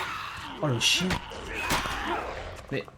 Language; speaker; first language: French; native; French